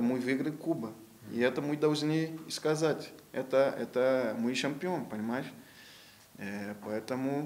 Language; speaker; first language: Russian; non-native, learner; Portuguese